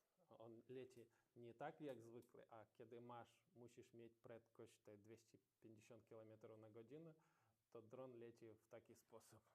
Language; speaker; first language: Polish; non-native, learner; Ukrainian